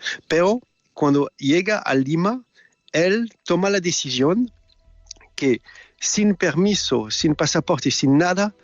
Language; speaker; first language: Spanish; non-native, fluent; French